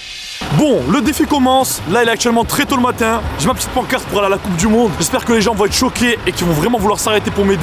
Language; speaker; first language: French; native; French